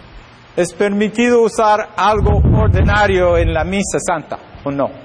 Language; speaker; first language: Spanish; non-native, learner; English